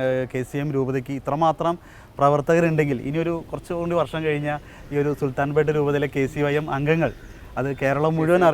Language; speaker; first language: Malayalam; native; Malayalam